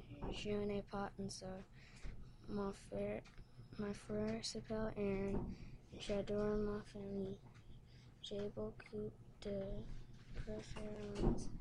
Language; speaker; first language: French; non-native, learner; English